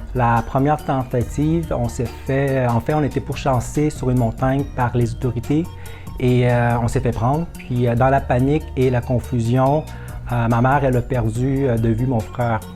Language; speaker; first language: French; early bilingual, other home language; Vietnamese